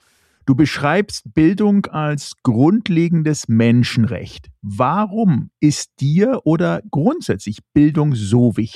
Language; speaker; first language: German; native; German